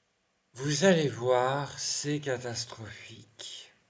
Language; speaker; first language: French; native; French